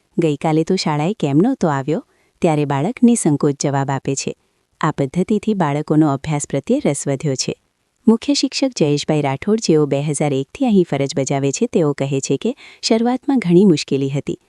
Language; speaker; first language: Gujarati; native; Gujarati